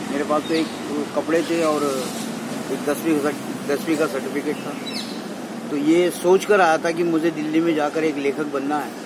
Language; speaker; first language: Hindi; non-native, local second language; Marathi